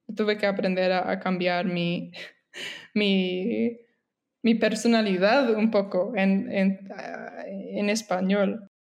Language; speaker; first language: Spanish; non-native, fluent; English